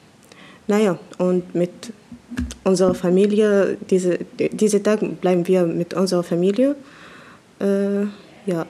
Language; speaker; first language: German; non-native, learner; Arabic